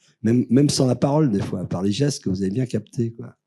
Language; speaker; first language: French; native; French